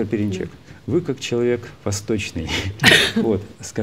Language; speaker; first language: Russian; native; Russian